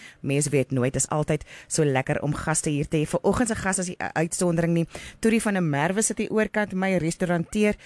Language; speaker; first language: Afrikaans; native; Afrikaans